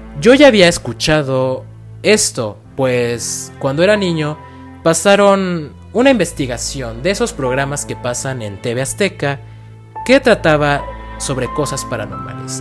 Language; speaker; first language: Spanish; native; Spanish